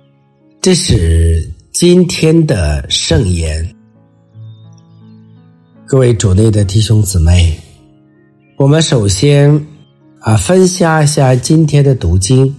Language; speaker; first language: Chinese; native; Chinese